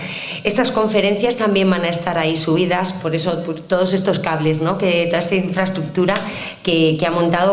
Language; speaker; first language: Spanish; native; Spanish